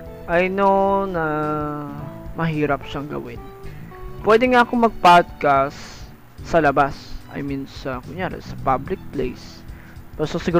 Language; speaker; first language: English; non-native, local second language; Filipino